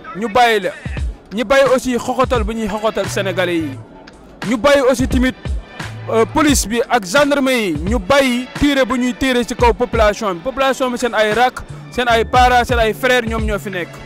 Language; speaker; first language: Wolof; non-native, local second language; Fula